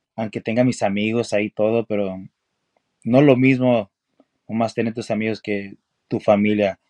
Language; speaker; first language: Spanish; early bilingual, heritage; Spanish